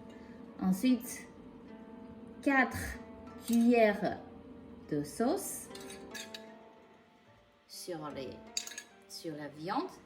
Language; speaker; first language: French; non-native, local second language; Chinese